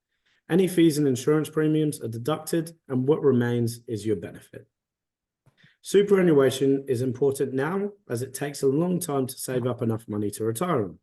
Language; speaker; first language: English; native; English